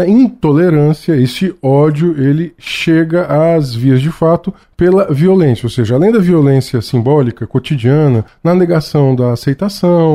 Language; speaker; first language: Portuguese; native; Portuguese